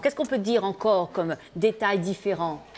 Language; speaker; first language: French; non-native, fluent; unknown